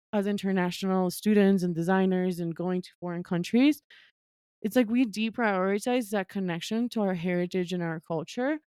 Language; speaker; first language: English; non-native, fluent; Spanish